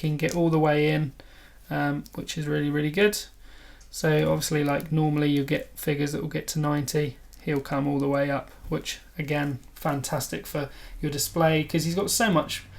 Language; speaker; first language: English; native; English